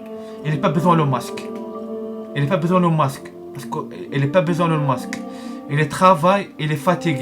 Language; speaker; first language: French; non-native, learner; Arabic